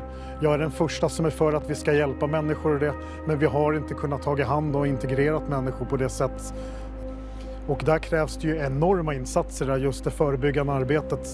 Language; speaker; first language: Swedish; native; Swedish